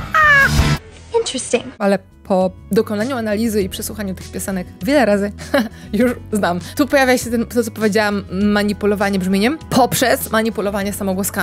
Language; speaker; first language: Polish; native; Polish